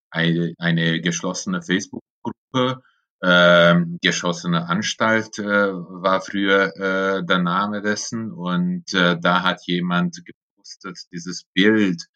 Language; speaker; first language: German; non-native, fluent; Hungarian